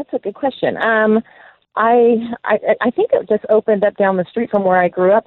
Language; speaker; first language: English; native; English